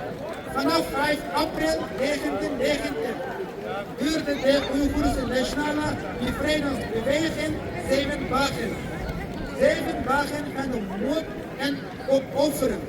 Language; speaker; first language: Dutch; non-native, local second language; Uyghur